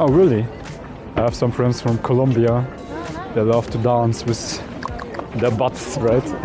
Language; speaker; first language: English; non-native, fluent; German